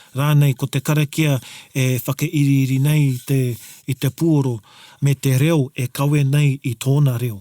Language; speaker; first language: Māori; non-native, local second language; English